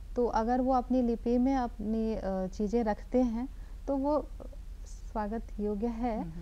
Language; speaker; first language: Hindi; native; Hindi